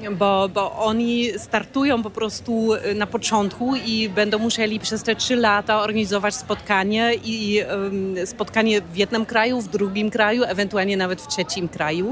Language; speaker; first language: Polish; non-native, fluent; German